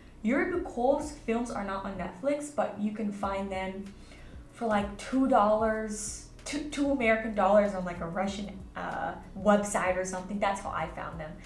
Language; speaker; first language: English; native; English